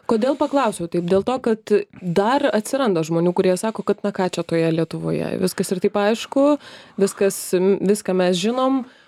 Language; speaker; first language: Lithuanian; native; Lithuanian